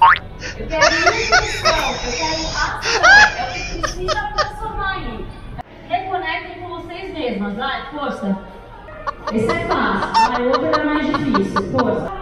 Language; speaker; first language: Portuguese; native; Portuguese